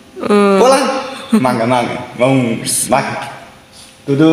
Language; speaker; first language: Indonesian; non-native, learner; Chinese